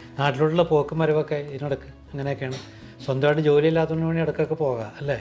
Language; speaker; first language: Malayalam; native; Malayalam